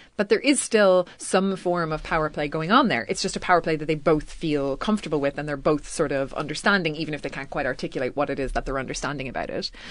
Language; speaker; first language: English; native; English